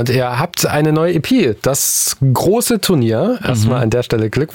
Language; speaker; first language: German; native; German